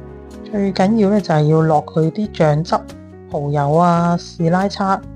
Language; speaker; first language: Chinese; native; Chinese